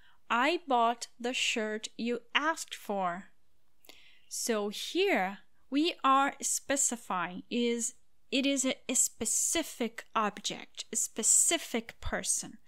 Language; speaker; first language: English; non-native, fluent; Portuguese